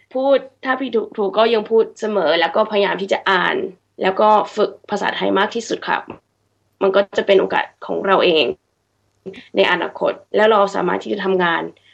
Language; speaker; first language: Thai; early bilingual, heritage; Thai